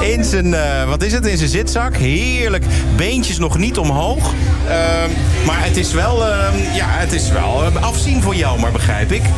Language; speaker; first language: Dutch; native; Dutch